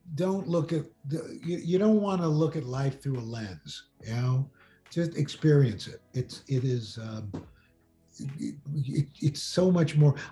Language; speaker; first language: English; native; English